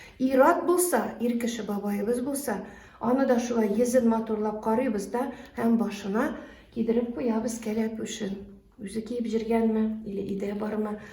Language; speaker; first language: Tatar; native; Tatar